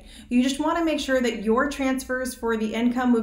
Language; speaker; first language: English; native; English